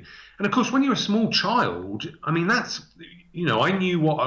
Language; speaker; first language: English; native; English